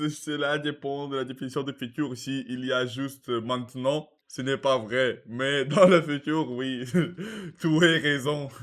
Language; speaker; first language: French; non-native, learner; Russian